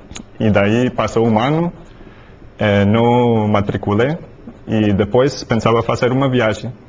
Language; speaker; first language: Portuguese; non-native, learner; English